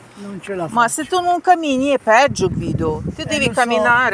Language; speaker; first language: Italian; non-native, learner; Ukrainian